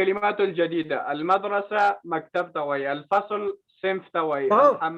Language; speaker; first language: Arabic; non-native, learner; Pashto